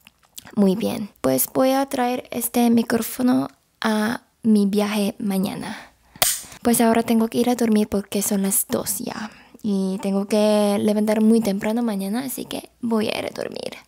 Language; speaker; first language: Spanish; non-native, fluent; Korean